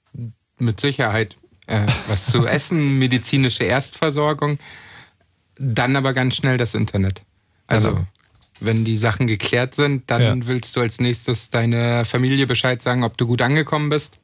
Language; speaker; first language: German; native; German